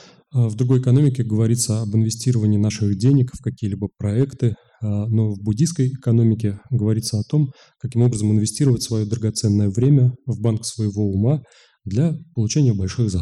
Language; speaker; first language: Russian; native; Russian